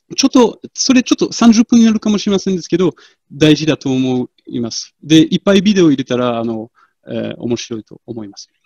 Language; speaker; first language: Japanese; non-native, fluent; French